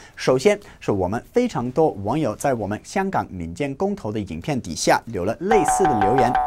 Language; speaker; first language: Chinese; non-native, fluent; English